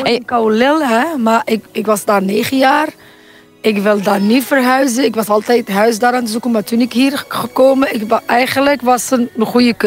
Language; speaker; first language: Dutch; non-native, learner; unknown